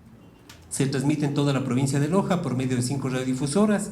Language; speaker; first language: Spanish; native; Spanish